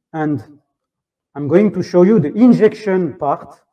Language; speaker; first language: English; non-native, fluent; French